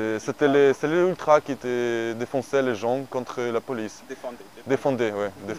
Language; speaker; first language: French; non-native, learner; Ukrainian